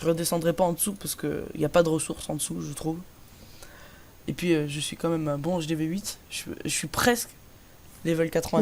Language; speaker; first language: French; native; French